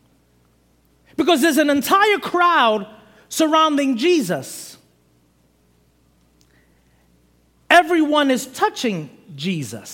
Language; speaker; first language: English; native; English